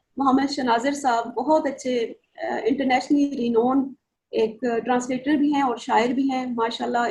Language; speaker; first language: Urdu; non-native, local second language; Punjabi